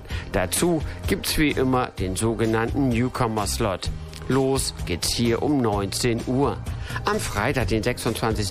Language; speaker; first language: German; native; German